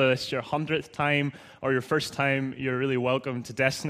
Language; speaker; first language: English; native; English